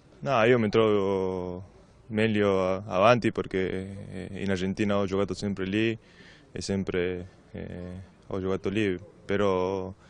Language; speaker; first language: Italian; non-native, learner; Spanish